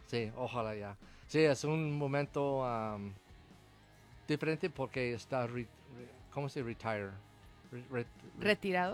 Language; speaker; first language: Spanish; non-native, learner; English